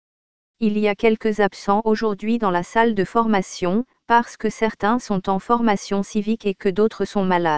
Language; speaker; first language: French; non-native, learner; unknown